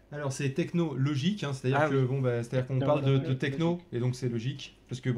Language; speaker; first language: French; native; French